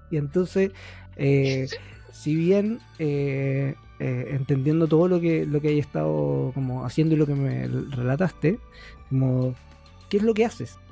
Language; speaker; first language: Spanish; native; Spanish